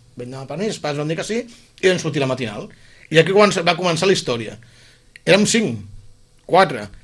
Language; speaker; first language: Catalan; native; Catalan